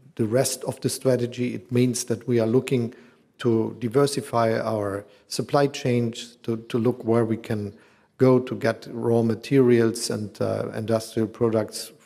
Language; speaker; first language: English; non-native, fluent; German